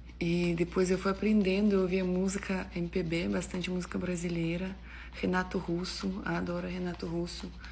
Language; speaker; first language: Portuguese; non-native, fluent; Russian